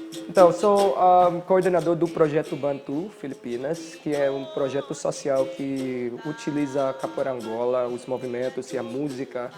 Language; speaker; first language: Portuguese; non-native, fluent; Filipino